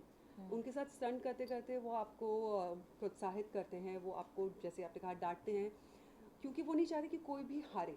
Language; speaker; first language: Hindi; native; Hindi